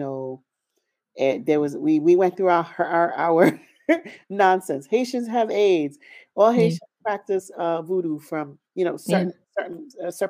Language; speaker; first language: English; native; English